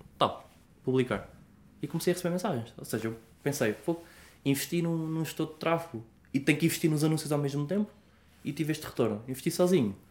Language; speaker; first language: Portuguese; native; Portuguese